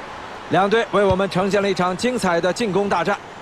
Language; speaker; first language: Chinese; native; Chinese